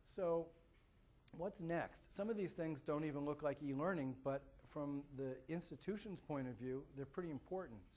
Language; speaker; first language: English; native; English